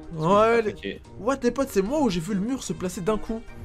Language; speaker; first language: French; native; French